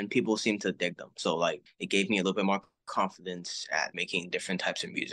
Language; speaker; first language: English; non-native, local second language; Cantonese